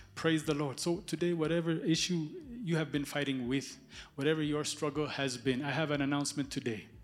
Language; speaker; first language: English; early bilingual, other home language; Amharic